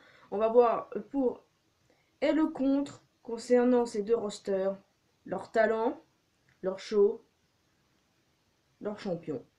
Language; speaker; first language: French; native; French